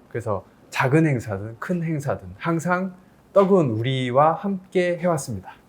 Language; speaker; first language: Korean; native; Korean